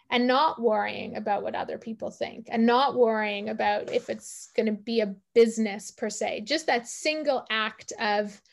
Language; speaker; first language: English; native; English